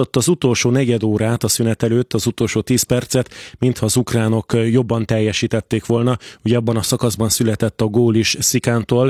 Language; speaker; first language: Hungarian; native; Hungarian